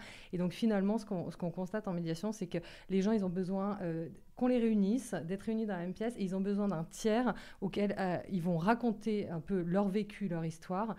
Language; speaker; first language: French; native; French